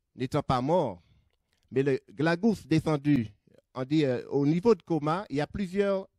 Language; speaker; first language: French; native; French